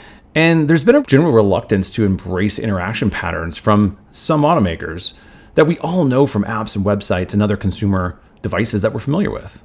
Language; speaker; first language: English; native; English